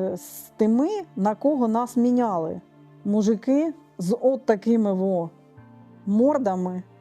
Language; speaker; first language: Ukrainian; native; Ukrainian